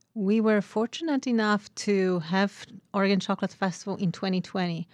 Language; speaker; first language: English; non-native, fluent; Polish